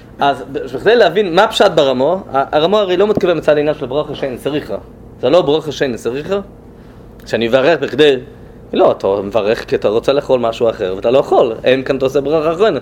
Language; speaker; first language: Hebrew; non-native, fluent; English